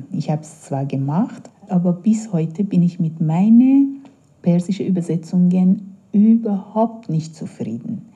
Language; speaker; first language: German; non-native, fluent; Persian